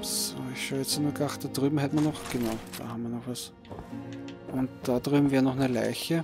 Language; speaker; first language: German; native; German